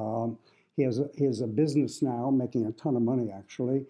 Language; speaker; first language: English; native; English